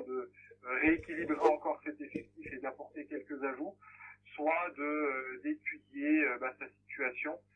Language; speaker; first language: French; native; French